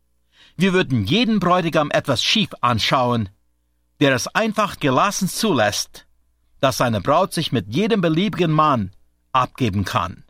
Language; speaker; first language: German; native; German